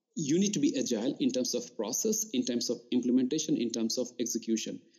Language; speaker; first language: English; non-native, local second language; Bangla